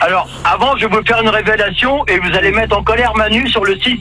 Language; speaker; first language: French; native; French